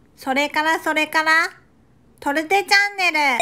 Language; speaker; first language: Japanese; native; Japanese